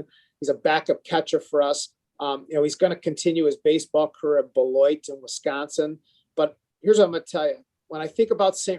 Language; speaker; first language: English; native; English